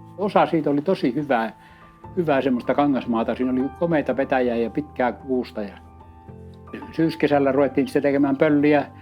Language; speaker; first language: Finnish; native; Finnish